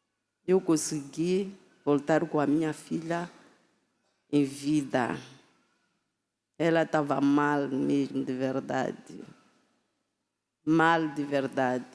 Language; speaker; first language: Portuguese; non-native, local second language; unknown